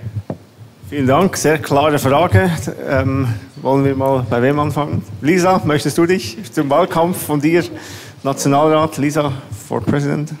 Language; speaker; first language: German; native; German